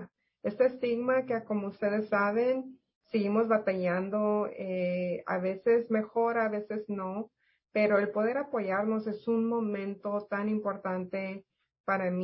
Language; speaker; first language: Spanish; native; Spanish